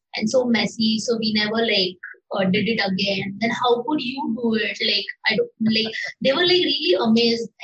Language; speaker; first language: English; non-native, local second language; Marathi